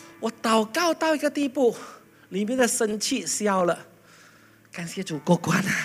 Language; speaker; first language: Chinese; native; Chinese